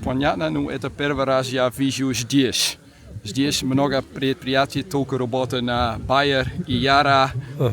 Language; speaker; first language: Russian; non-native, learner; Dutch